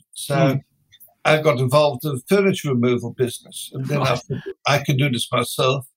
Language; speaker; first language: English; non-native, fluent; Dutch